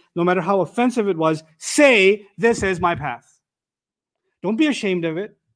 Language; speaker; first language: English; non-native, local second language; Urdu